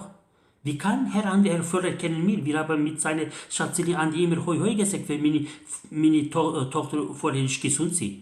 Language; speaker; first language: German; non-native, learner; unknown